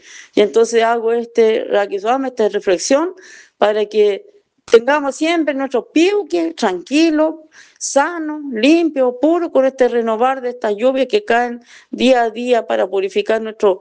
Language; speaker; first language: Spanish; non-native, local second language; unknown